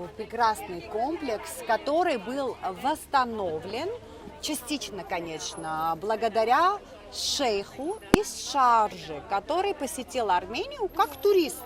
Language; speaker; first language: Russian; non-native, local second language; Armenian